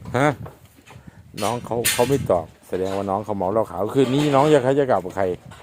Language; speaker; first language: Thai; native; Thai